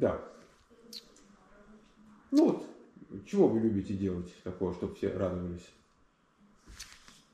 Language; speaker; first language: Russian; native; Russian